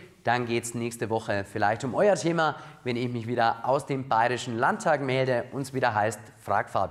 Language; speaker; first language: German; native; German